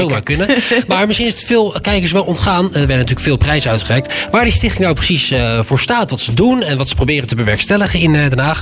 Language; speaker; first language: Dutch; native; Dutch